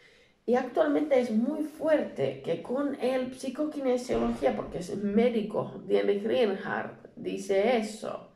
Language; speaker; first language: Spanish; non-native, learner; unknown